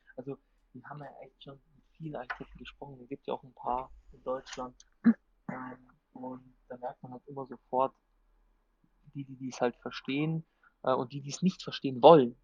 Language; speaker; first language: German; native; German